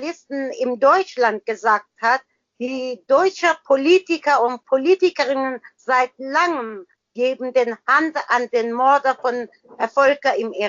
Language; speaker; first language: German; non-native, learner; Persian